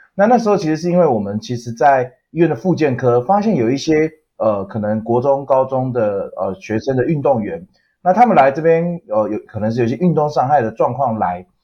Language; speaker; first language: Chinese; native; Chinese